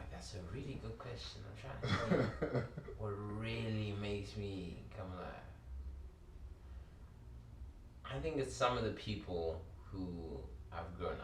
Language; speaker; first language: English; early bilingual, other home language; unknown